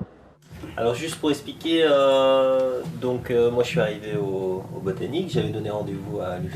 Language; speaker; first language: French; native; French